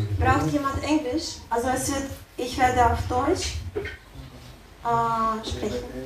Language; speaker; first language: German; non-native, fluent; Russian